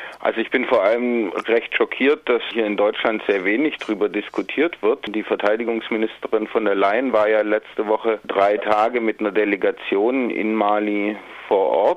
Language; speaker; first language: German; native; German